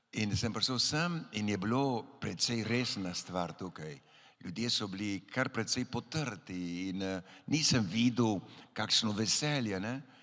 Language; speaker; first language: Slovenian; early bilingual, heritage; Slovenian